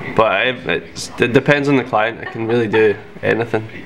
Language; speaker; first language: English; native; English